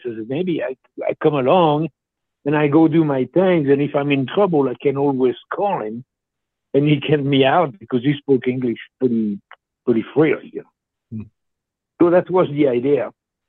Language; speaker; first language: English; non-native, fluent; French